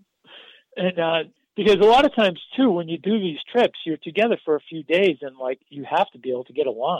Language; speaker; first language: English; native; English